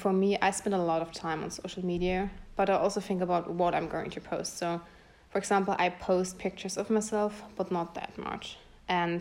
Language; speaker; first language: English; non-native, fluent; German